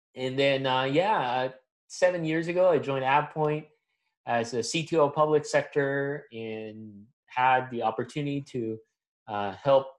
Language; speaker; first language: English; non-native, local second language; Filipino